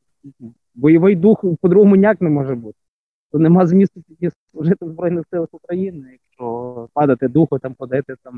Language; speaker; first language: Ukrainian; native; Ukrainian